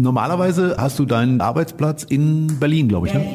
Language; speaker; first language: German; native; German